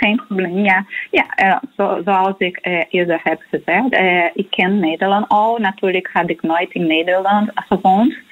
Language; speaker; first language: Dutch; non-native, local second language; Portuguese